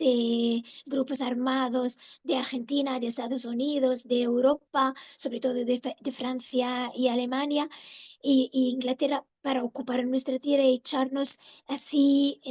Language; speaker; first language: Spanish; non-native, fluent; Arabic